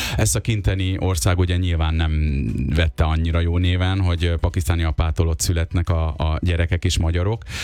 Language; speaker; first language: Hungarian; early bilingual, other home language; Urdu